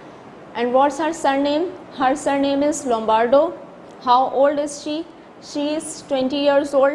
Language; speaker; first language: English; non-native, local second language; Urdu